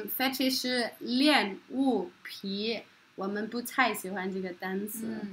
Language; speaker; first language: Chinese; non-native, fluent; Norwegian